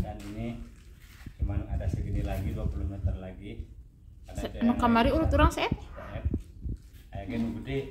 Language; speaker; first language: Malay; non-native, local second language; Sundanese